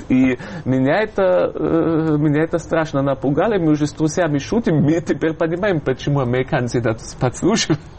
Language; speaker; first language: Russian; non-native, fluent; German